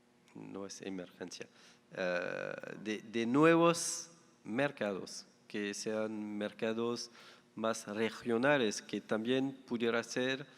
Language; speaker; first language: Spanish; non-native, fluent; French